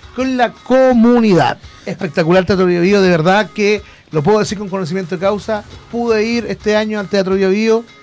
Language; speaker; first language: Spanish; native; Spanish